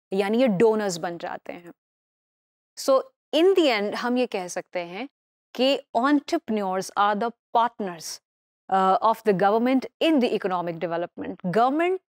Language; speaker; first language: Urdu; native; Urdu